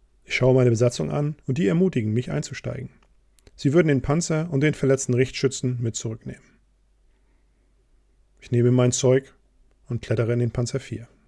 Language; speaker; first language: German; native; German